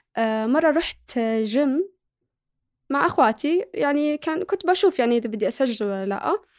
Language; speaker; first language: Arabic; early bilingual, other home language; Somali